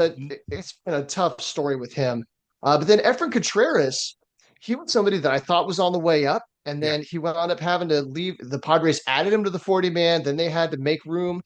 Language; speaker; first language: English; native; English